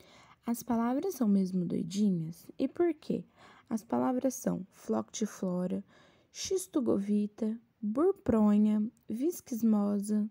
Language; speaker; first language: Portuguese; native; Portuguese